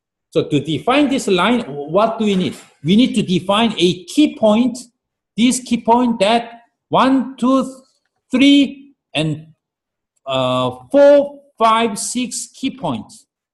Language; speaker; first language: English; non-native, fluent; Korean